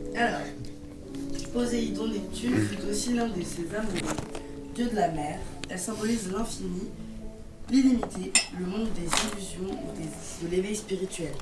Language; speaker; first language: French; native; French